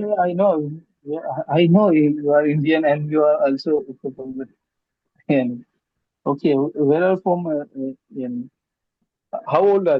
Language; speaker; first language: English; non-native, learner; Hindi